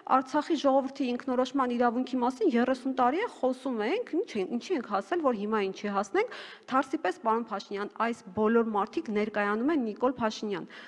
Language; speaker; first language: Armenian; native; Armenian